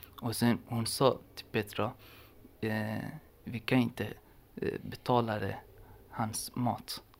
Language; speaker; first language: Swedish; non-native, learner; Persian